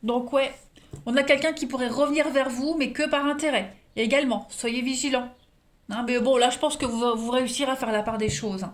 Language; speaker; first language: French; native; French